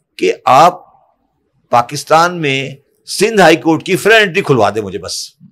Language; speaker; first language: Urdu; native; Urdu